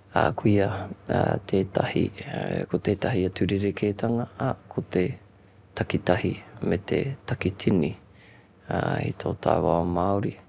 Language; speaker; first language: Māori; non-native, local second language; English